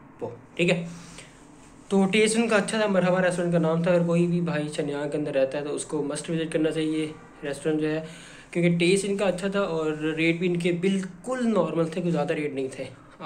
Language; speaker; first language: Urdu; non-native, local second language; Punjabi